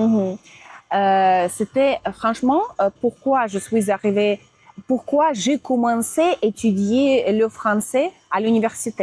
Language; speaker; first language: French; non-native, fluent; Russian